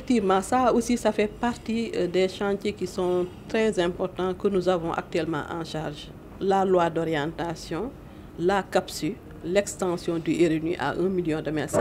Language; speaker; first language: French; non-native, local second language; Wolof